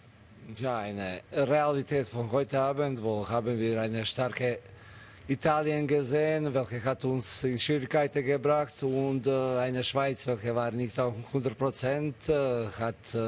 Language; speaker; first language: German; non-native, fluent; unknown